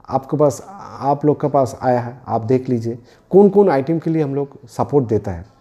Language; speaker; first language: Hindi; non-native, local second language; Bangla